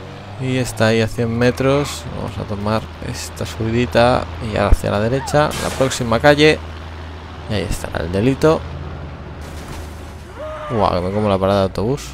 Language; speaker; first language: Spanish; native; Spanish